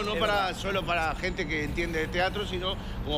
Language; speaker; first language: Spanish; native; Spanish